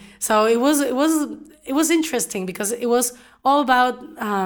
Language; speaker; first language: English; non-native, fluent; Spanish